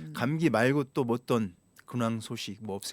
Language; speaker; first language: Korean; native; Korean